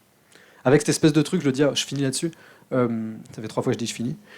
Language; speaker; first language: French; native; French